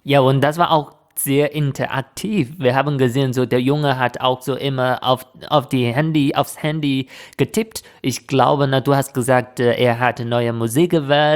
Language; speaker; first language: German; non-native, fluent; Chinese